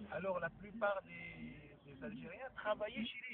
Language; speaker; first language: French; non-native, local second language; Arabic